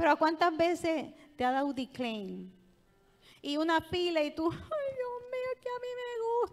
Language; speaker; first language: Spanish; native; Spanish